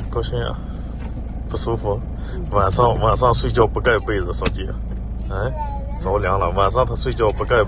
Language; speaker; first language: Chinese; native; Chinese